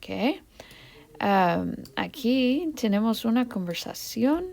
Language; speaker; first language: Spanish; non-native, fluent; English